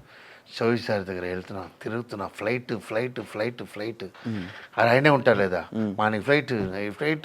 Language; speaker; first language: Telugu; non-native, local second language; Tamil